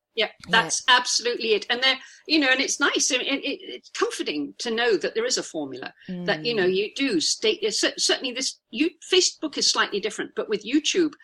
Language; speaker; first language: English; native; English